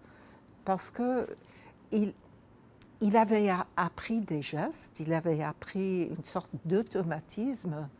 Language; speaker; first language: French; non-native, fluent; English